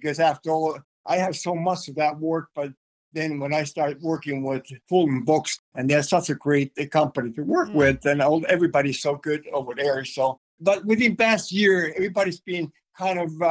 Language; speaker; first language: English; non-native, fluent; Finnish